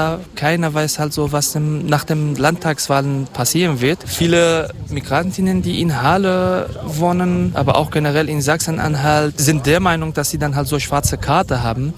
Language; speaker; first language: German; non-native, fluent; Kurdish